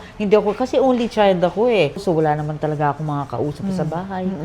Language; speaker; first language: Filipino; native; Filipino